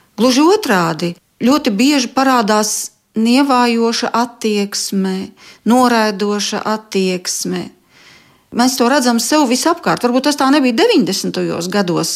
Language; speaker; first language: Latvian; native; Latvian